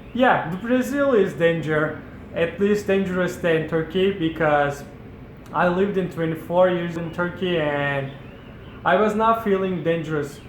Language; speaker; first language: English; non-native, fluent; Turkish